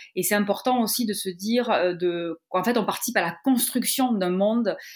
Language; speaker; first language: French; native; French